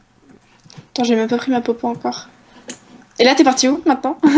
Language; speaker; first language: French; native; French